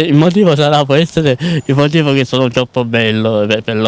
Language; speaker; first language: Italian; non-native, local second language; Sicilian